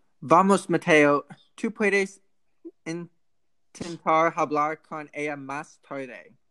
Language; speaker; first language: Spanish; non-native, learner; English